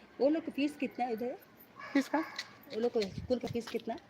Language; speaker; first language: Hindi; non-native, local second language; Marathi